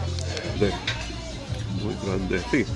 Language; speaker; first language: Spanish; non-native, learner; English